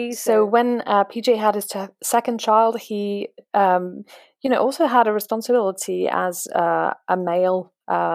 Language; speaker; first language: English; non-native, fluent; French